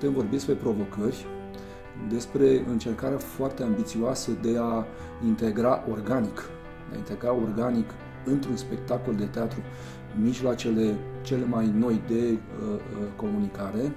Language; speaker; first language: Romanian; native; Romanian